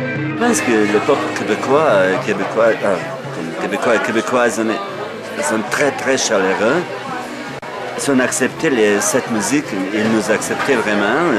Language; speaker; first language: French; non-native, fluent; Bosnian